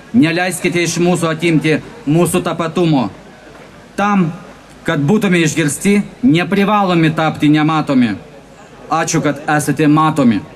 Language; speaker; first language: Lithuanian; non-native, learner; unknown